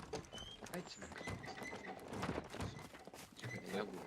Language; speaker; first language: Russian; native; Russian